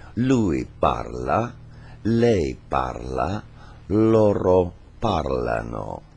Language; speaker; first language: Italian; non-native, learner; English